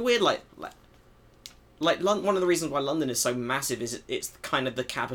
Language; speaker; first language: English; native; English